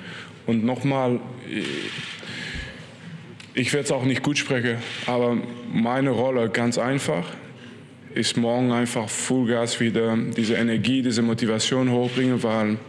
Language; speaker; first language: German; non-native, fluent; French